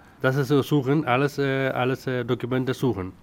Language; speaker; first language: German; non-native, learner; Tamil